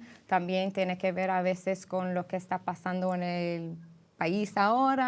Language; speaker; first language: Spanish; early bilingual, heritage; English